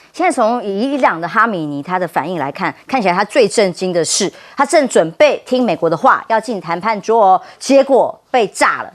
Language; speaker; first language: Chinese; native; Chinese